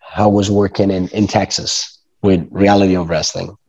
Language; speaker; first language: English; non-native, fluent; Italian